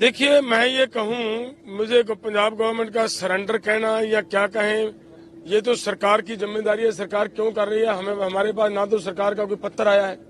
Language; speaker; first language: Hindi; non-native, local second language; Punjabi